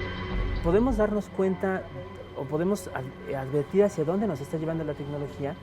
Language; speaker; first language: Spanish; native; Spanish